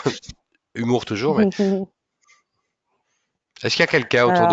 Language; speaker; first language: French; native; French